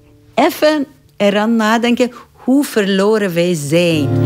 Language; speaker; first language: Dutch; non-native, fluent; Persian